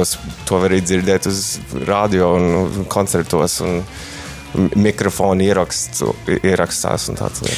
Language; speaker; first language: Latvian; early bilingual, heritage; Latvian